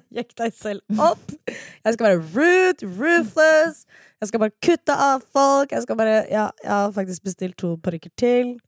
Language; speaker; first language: Norwegian; early bilingual, other home language; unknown